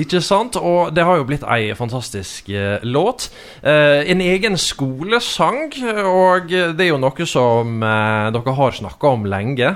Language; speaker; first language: Norwegian; native; Norwegian